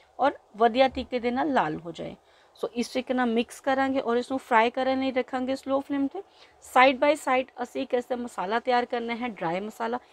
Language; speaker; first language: Hindi; non-native, local second language; Punjabi